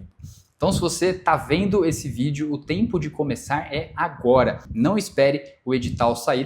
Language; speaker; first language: Portuguese; native; Portuguese